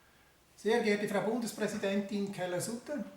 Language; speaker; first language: German; native; German